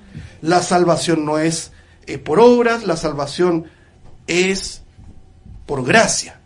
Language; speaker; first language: Spanish; native; Spanish